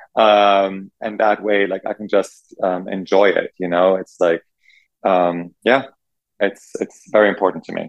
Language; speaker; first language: English; non-native, fluent; German